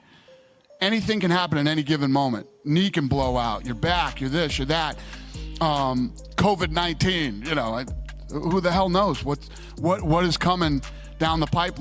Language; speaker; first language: English; native; English